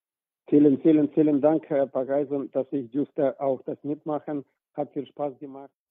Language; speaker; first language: German; non-native, fluent; Russian